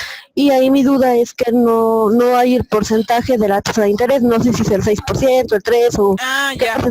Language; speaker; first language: Spanish; native; Spanish